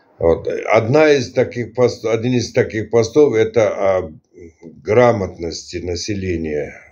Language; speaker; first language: Russian; non-native, local second language; Turkmen